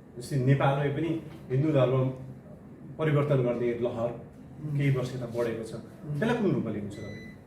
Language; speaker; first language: Nepali; native; Nepali